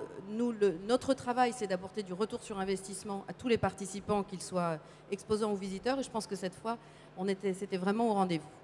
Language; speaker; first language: French; native; French